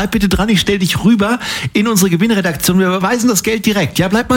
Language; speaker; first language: German; native; German